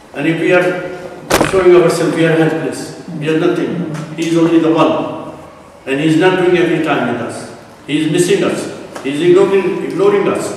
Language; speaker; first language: English; non-native, local second language; Urdu